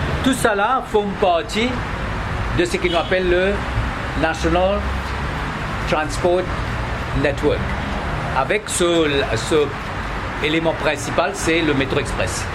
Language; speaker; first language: French; non-native, local second language; Morisyen